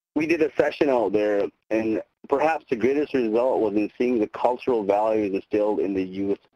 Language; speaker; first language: English; native; English